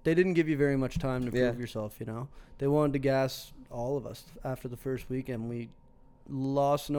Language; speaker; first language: English; native; English